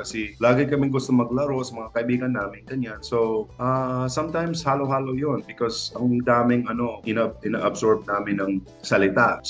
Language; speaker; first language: Filipino; non-native, local second language; English